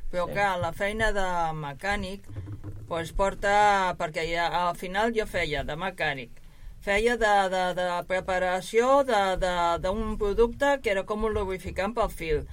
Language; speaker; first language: Catalan; native; Catalan